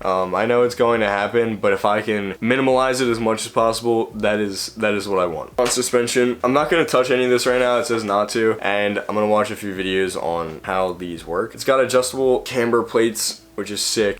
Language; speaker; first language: English; native; English